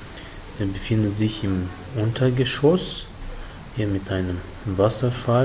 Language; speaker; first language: German; non-native, fluent; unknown